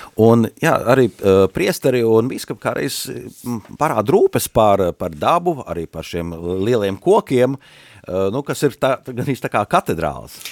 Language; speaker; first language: Latvian; native; Latvian